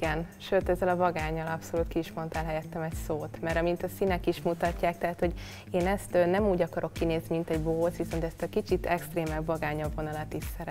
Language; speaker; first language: Hungarian; native; Hungarian